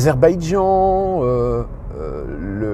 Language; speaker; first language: French; native; French